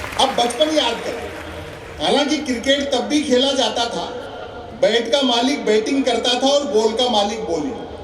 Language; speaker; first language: Hindi; native; Hindi